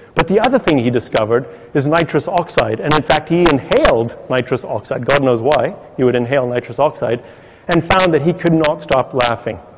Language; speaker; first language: English; native; English